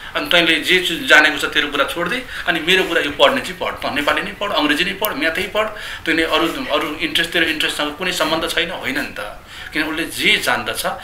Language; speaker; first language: Nepali; native; Nepali